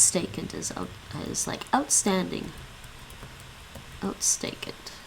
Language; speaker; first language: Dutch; non-native, learner; English